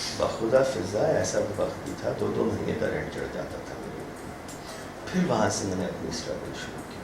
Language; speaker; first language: Urdu; native; Urdu